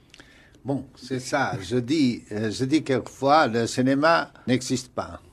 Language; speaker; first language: French; non-native, fluent; Portuguese